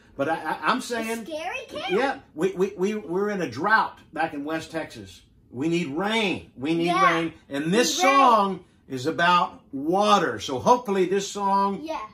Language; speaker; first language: English; native; English